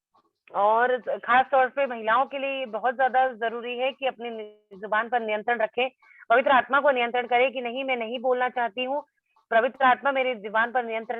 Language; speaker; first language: Hindi; native; Hindi